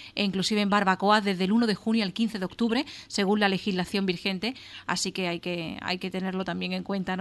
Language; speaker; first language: Spanish; native; Spanish